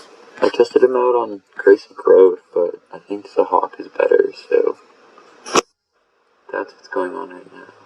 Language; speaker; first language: English; native; English